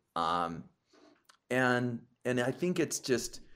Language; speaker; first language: English; native; English